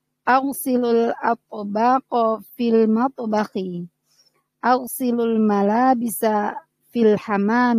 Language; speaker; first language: Arabic; non-native, learner; Indonesian